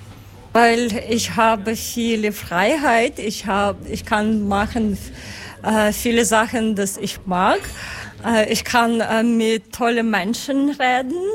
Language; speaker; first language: German; non-native, learner; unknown